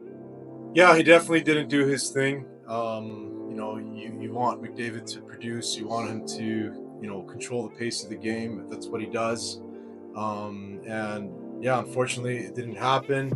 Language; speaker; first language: English; native; English